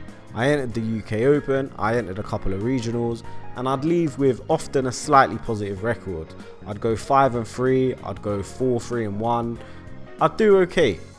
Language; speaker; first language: English; native; English